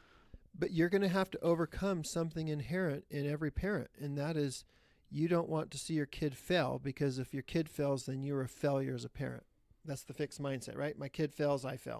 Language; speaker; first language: English; native; English